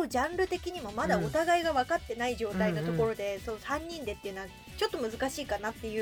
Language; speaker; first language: Japanese; native; Japanese